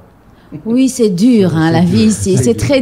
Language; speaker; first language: French; native; French